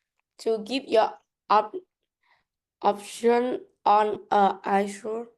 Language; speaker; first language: English; non-native, learner; Vietnamese